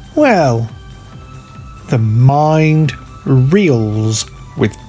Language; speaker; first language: English; native; English